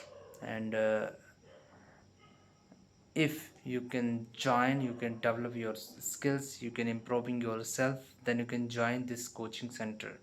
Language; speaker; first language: English; non-native, learner; Hindi